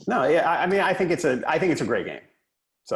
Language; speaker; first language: English; native; English